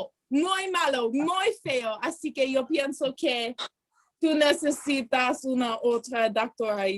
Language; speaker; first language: Spanish; non-native, learner; English